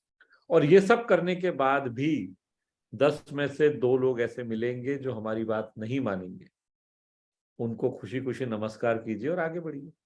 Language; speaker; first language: Hindi; native; Hindi